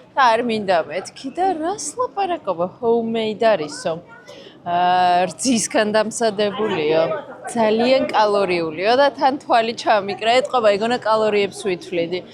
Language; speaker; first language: Georgian; native; Georgian